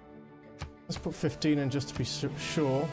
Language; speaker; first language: English; native; English